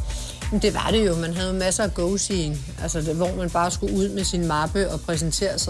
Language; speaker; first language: Danish; native; Danish